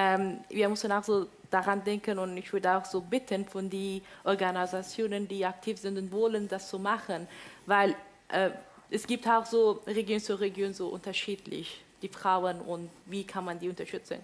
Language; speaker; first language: German; non-native, fluent; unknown